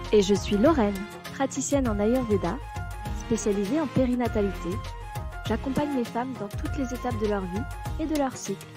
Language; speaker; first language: French; native; French